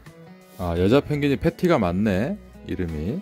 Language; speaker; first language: Korean; native; Korean